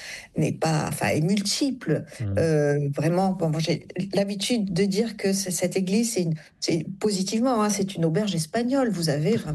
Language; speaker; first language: French; native; French